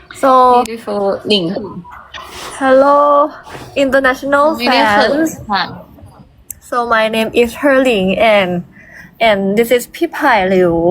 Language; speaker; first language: English; non-native, learner; Thai